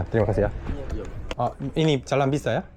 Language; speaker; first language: Indonesian; non-native, learner; Korean